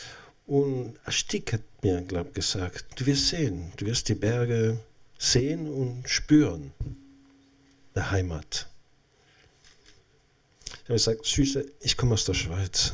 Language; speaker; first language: German; non-native, local second language; French